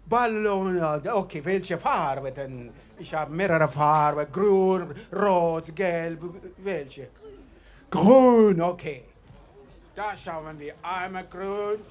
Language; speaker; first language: German; non-native, fluent; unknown